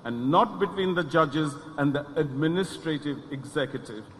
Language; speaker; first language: English; non-native, local second language; Bangla